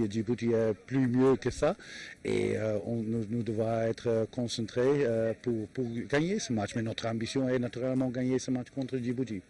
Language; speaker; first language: French; non-native, fluent; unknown